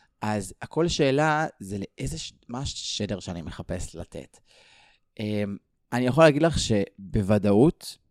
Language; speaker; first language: Hebrew; native; Hebrew